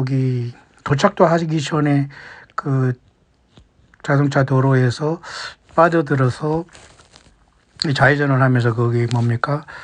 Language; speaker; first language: Korean; native; Korean